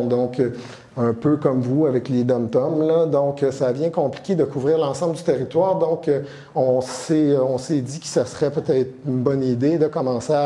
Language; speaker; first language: French; native; French